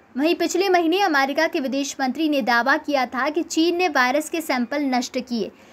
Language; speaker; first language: Hindi; native; Hindi